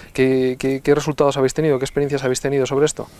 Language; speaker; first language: Spanish; native; Spanish